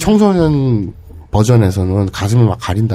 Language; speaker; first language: Korean; native; Korean